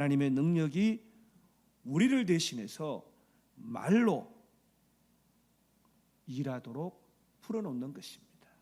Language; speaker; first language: Korean; native; Korean